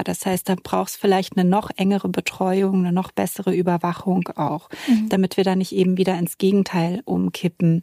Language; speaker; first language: German; native; German